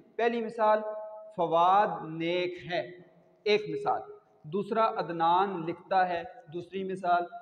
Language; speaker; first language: Urdu; non-native, local second language; Punjabi